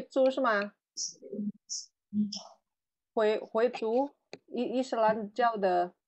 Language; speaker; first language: Chinese; non-native, fluent; Indonesian